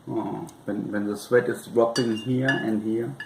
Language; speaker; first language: English; non-native, fluent; German